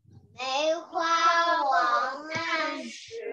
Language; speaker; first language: Chinese; early bilingual, heritage; Chinese